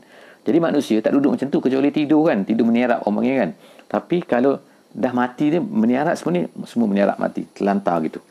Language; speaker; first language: Malay; native; Malay